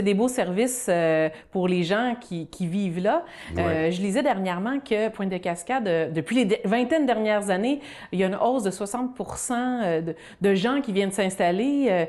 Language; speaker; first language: French; native; French